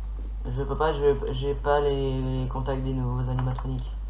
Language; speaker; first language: French; native; French